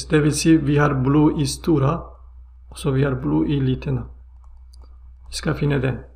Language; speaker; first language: Swedish; non-native, fluent; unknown